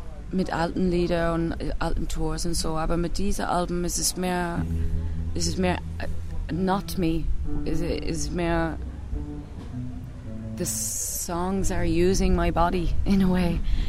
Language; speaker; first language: German; non-native, learner; English